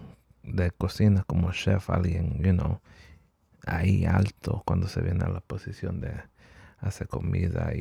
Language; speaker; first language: Spanish; early bilingual, heritage; Spanish